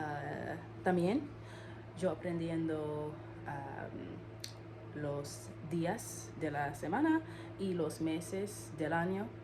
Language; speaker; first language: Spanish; non-native, learner; English